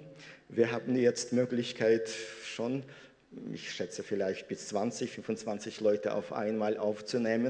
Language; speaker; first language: German; non-native, fluent; Russian